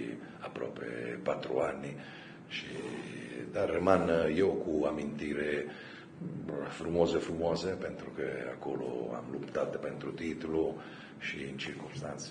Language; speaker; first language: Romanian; non-native, fluent; Italian